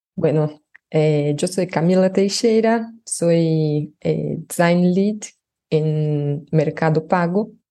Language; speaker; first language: Spanish; non-native, fluent; Portuguese